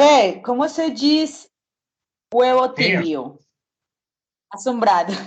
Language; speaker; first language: Spanish; native; Spanish